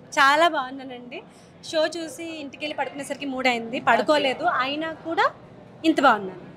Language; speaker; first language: Telugu; non-native, local second language; Marathi